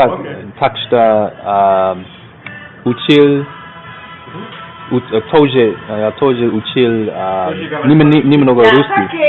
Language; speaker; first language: Russian; non-native, learner; English